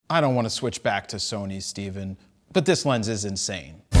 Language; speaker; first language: English; native; English